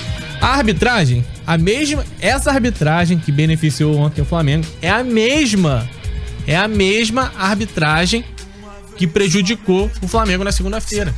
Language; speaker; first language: Portuguese; native; Portuguese